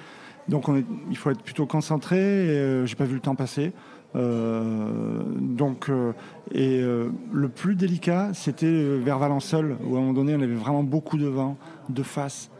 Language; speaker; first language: French; native; French